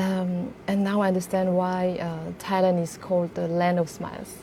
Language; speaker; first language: English; non-native, fluent; French